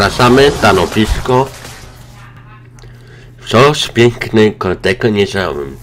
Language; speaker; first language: Polish; non-native, learner; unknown